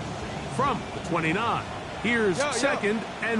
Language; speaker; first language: English; native; English